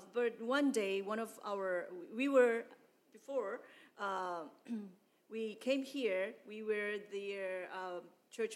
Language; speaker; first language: English; non-native, fluent; Burmese